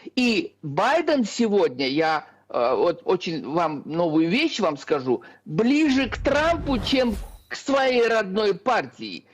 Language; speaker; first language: Russian; native; Russian